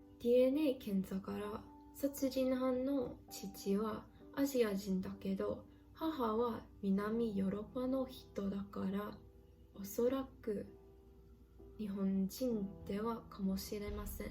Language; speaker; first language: Japanese; non-native, learner; English